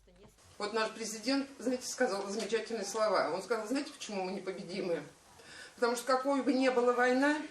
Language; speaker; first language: Russian; native; Russian